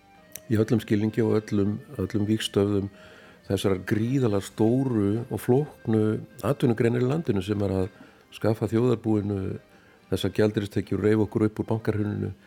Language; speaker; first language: Icelandic; native; Icelandic